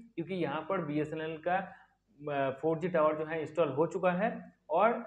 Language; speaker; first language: Hindi; native; Hindi